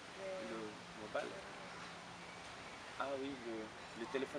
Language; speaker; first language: French; non-native, fluent; Portuguese